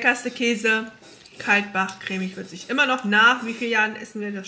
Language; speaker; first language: German; native; German